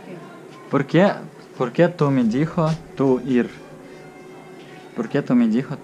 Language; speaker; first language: Spanish; non-native, learner; Russian